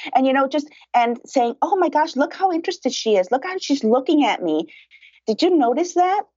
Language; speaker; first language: English; early bilingual, other home language; Spanish